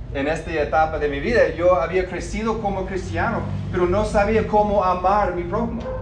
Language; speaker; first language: Spanish; non-native, fluent; English